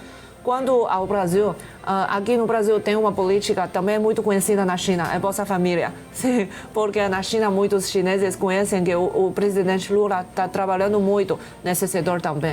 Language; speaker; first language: Portuguese; non-native, fluent; Chinese